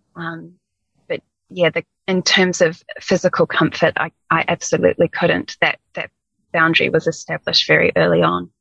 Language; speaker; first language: English; native; English